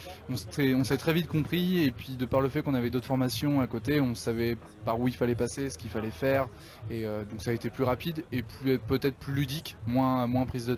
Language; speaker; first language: French; native; French